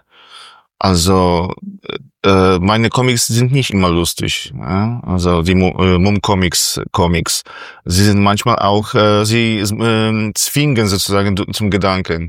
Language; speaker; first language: German; non-native, fluent; Polish